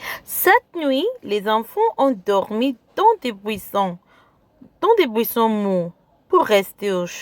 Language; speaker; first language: French; non-native, fluent; English